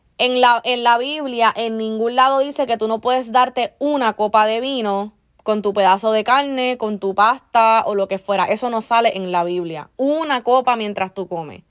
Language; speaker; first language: Spanish; early bilingual, heritage; Spanish